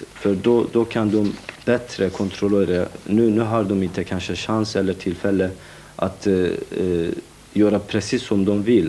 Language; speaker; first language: Swedish; non-native, fluent; Kurdish